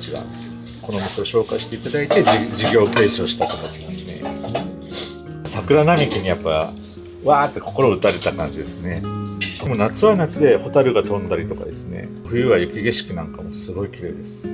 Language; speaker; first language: Japanese; native; Japanese